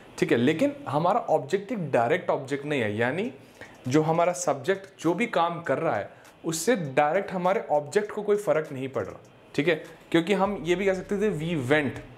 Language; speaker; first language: Hindi; native; Hindi